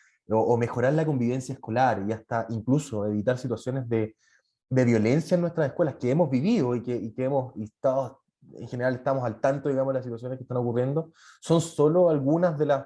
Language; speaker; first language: Spanish; native; Spanish